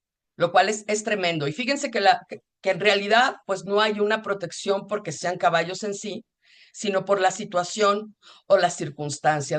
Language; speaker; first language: Spanish; native; Spanish